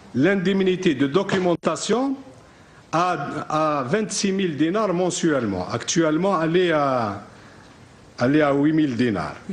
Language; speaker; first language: French; non-native, local second language; Arabic